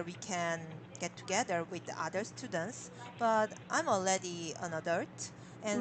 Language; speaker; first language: English; non-native, learner; Korean